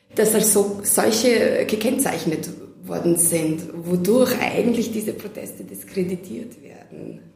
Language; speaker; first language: German; non-native, fluent; Serbian